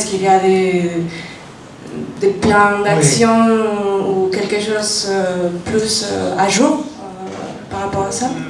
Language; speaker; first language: French; non-native, fluent; Spanish